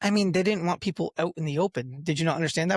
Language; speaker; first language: English; native; English